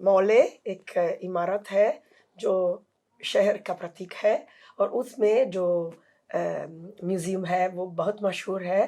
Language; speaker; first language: Hindi; non-native, fluent; Italian